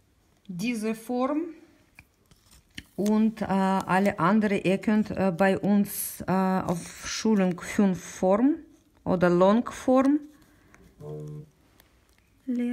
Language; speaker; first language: German; non-native, learner; Russian